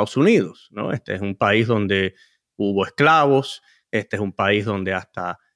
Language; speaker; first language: Spanish; early bilingual, heritage; Spanish